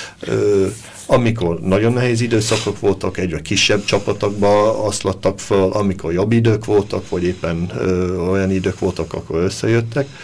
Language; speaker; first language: Hungarian; early bilingual, heritage; Hungarian